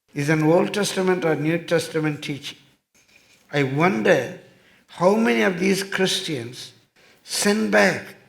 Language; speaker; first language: English; non-native, local second language; Tamil